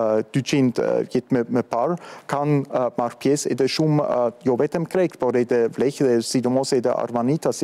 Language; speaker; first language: Albanian; non-native, fluent; German